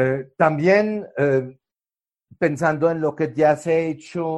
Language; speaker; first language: Spanish; non-native, fluent; French